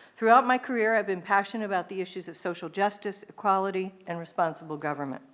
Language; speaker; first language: English; native; English